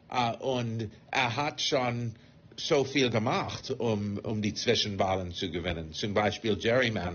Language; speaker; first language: German; non-native, fluent; English